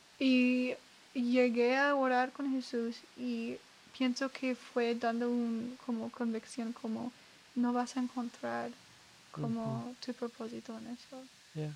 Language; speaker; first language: Spanish; non-native, learner; English